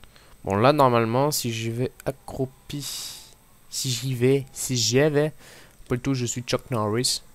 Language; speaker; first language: French; native; French